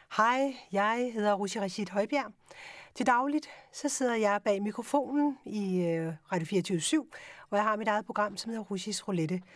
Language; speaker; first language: Danish; early bilingual, other home language; Urdu